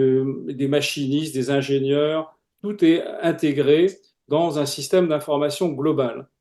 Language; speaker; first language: French; native; French